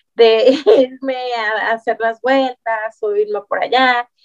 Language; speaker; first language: Spanish; native; Spanish